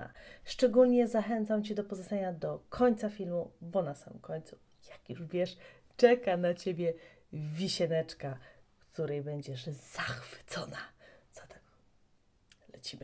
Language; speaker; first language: Polish; native; Polish